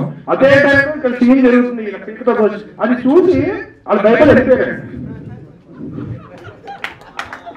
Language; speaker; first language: Telugu; native; Telugu